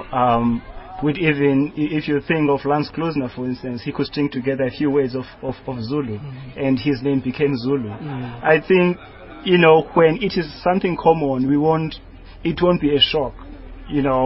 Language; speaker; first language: English; non-native, local second language; Xhosa